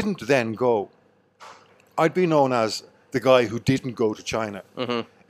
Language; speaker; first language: English; native; English